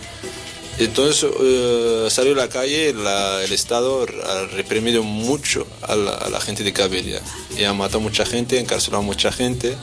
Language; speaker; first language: Spanish; non-native, fluent; Central Atlas Tamazight